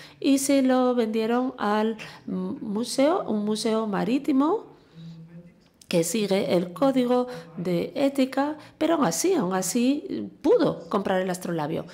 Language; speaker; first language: Spanish; non-native, fluent; English